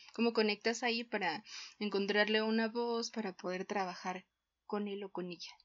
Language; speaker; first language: Spanish; native; Spanish